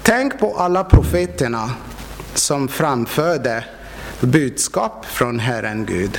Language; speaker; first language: Swedish; non-native, fluent; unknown